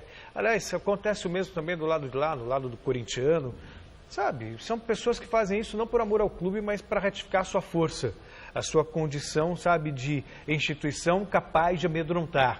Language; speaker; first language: Portuguese; native; Portuguese